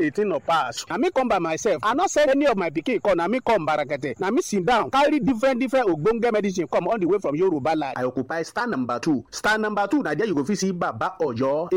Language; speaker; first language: Nigerian Pidgin; non-native, local second language; Yoruba